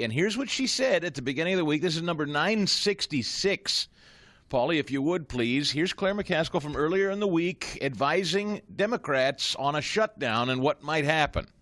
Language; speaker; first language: English; native; English